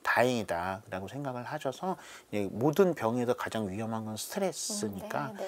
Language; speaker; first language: Korean; native; Korean